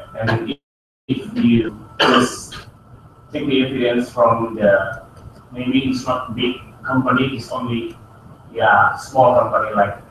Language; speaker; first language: English; non-native, learner; Indonesian